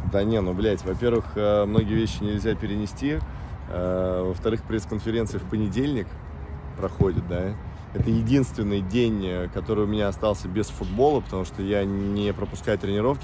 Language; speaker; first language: Russian; native; Russian